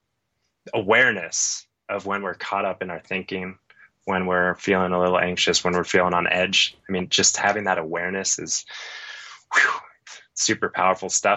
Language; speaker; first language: English; native; English